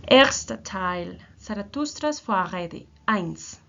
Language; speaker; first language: German; non-native, learner; Spanish